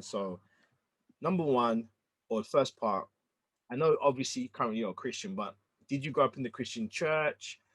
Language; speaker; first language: English; native; English